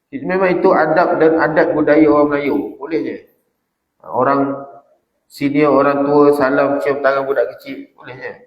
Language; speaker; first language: Malay; native; Malay